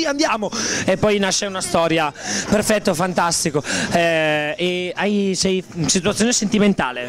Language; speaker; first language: Italian; native; Italian